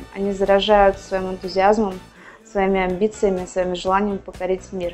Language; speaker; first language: Russian; native; Russian